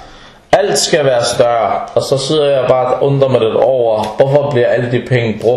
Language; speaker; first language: Danish; non-native, fluent; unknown